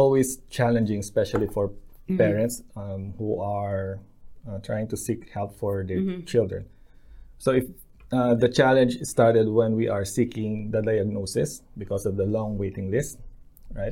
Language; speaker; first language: English; non-native, local second language; Filipino